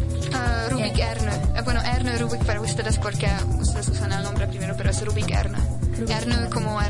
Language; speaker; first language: Spanish; non-native, learner; Hungarian